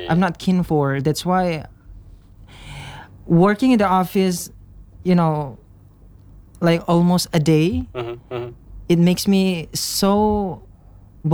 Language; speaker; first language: English; non-native, learner; Indonesian